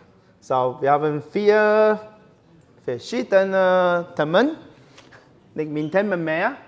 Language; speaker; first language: German; non-native, fluent; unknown